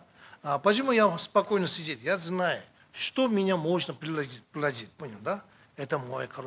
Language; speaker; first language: Russian; non-native, learner; Tibetan